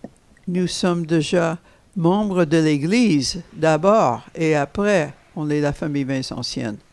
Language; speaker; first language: French; non-native, fluent; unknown